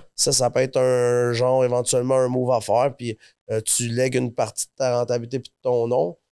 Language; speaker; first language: French; native; French